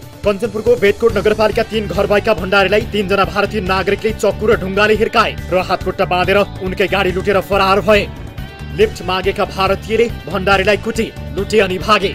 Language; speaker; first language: Nepali; native; Nepali